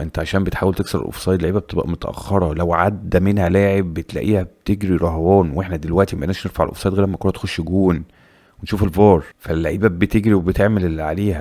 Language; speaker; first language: Arabic; native; Arabic